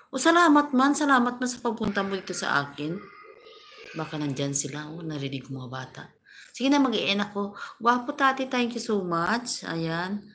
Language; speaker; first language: Filipino; non-native, local second language; Hiligaynon